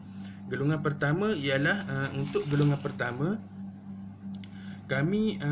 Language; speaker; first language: Malay; native; Malay